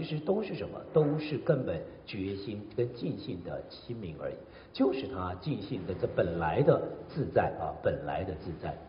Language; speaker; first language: Chinese; native; Chinese